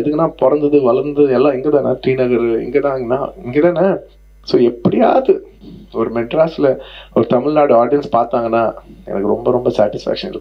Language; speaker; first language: Tamil; non-native, local second language; Telugu